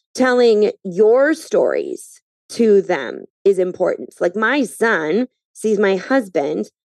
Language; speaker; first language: English; native; English